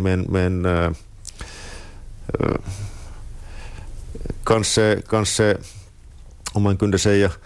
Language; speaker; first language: Swedish; non-native, local second language; Finnish